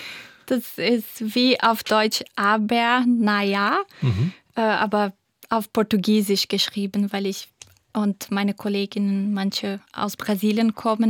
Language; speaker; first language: German; non-native, fluent; Portuguese